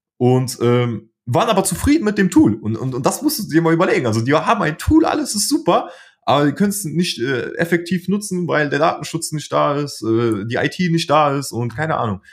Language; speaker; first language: German; early bilingual, other home language; Polish